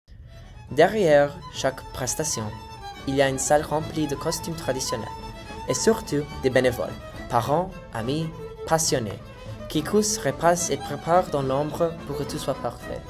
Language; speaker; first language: French; native; French